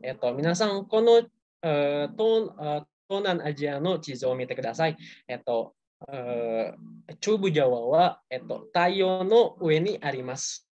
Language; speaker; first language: Japanese; non-native, learner; Indonesian